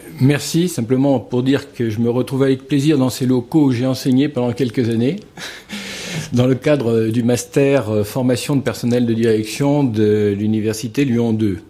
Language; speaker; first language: French; native; French